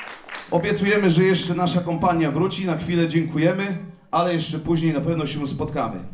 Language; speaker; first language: Polish; native; Polish